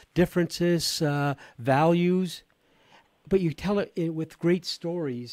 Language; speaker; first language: English; native; English